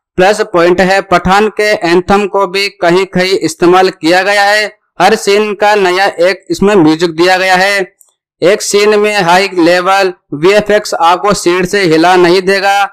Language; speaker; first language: Hindi; native; Hindi